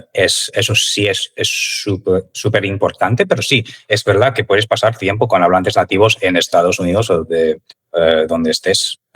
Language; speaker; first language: Spanish; non-native, fluent; English